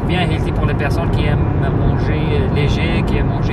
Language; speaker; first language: French; non-native, local second language; Arabic